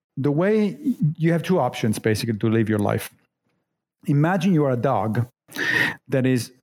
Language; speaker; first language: English; non-native, fluent; Italian